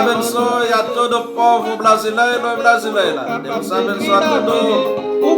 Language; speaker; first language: Portuguese; non-native, learner; Haitian Creole